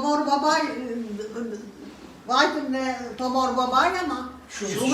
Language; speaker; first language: Albanian; early bilingual, heritage; Albanian